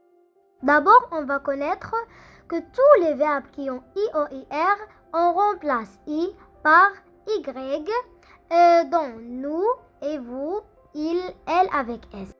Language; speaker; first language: French; non-native, fluent; Arabic